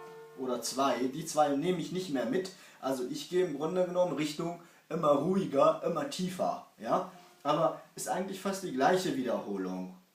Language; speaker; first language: German; early bilingual, other home language; Kurdish